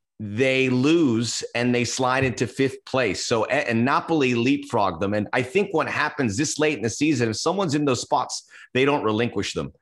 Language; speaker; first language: English; early bilingual, other home language; Spanish